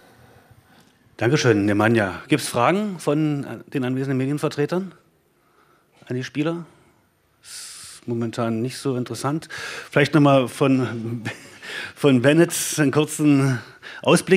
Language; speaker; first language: German; native; German